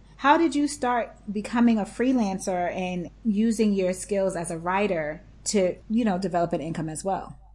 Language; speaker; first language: English; native; English